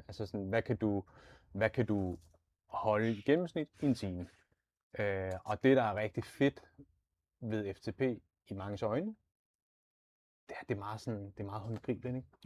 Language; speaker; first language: Danish; native; Danish